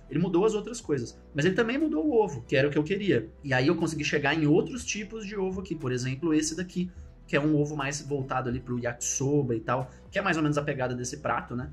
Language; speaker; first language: Portuguese; native; Portuguese